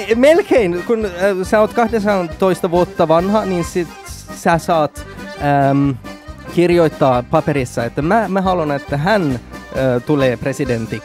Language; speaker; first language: Finnish; non-native, learner; Swedish